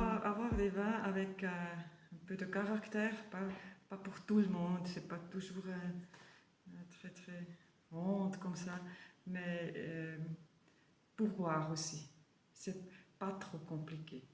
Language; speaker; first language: French; non-native, learner; German